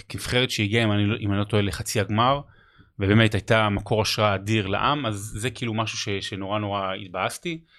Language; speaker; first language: Hebrew; native; Hebrew